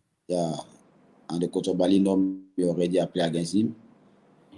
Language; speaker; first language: English; non-native, learner; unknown